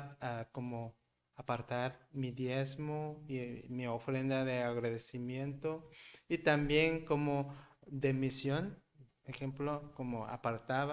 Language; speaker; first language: Spanish; non-native, learner; Korean